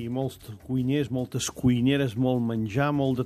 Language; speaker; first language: Catalan; native; Catalan